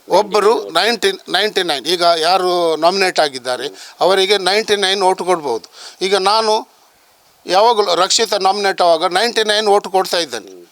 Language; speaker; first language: Kannada; non-native, local second language; Tulu